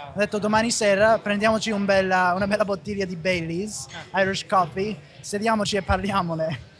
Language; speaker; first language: Italian; non-native, fluent; English